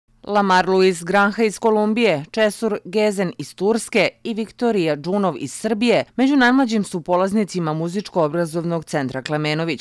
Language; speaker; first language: Serbian; native; Serbian